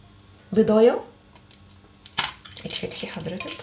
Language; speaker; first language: Arabic; native; Arabic